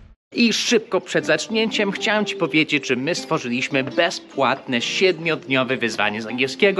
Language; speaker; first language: Polish; non-native, fluent; English